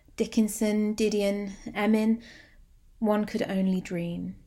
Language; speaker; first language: English; native; English